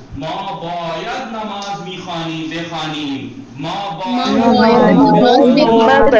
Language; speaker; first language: Persian; non-native, fluent; Urdu